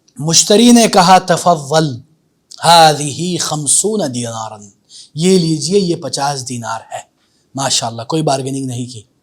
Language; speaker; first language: Urdu; native; Urdu